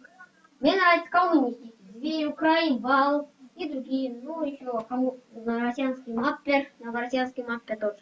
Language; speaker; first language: Russian; non-native, local second language; Kazakh